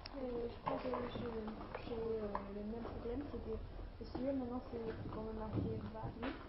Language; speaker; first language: French; non-native, learner; Chinese